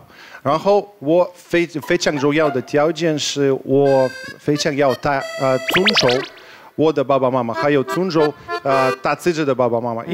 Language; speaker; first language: Chinese; non-native, fluent; Russian